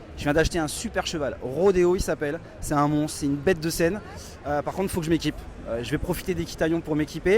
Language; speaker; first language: French; native; French